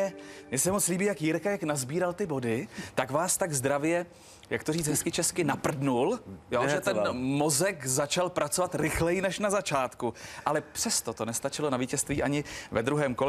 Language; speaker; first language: Czech; native; Czech